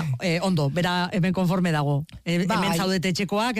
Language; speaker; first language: Basque; native; Basque